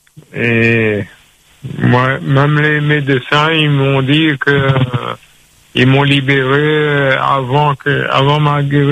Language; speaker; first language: French; non-native, local second language; Réunion Creole French